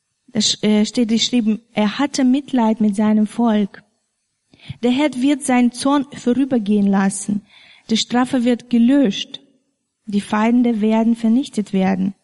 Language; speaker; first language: German; non-native, fluent; Russian